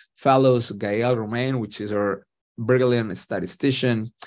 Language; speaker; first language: English; non-native, fluent; Spanish